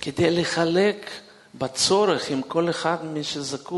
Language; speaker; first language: Hebrew; non-native, fluent; Russian